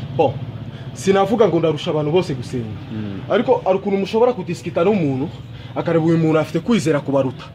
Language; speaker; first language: Kinyarwanda; non-native, fluent; Swahili